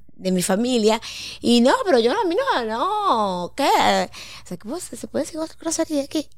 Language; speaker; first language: Spanish; native; Spanish